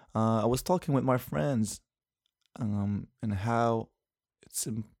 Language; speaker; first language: English; non-native, fluent; French